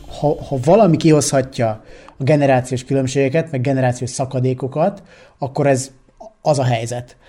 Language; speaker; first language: Hungarian; native; Hungarian